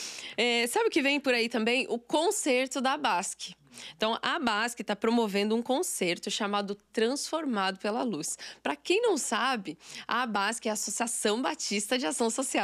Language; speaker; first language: Portuguese; native; Portuguese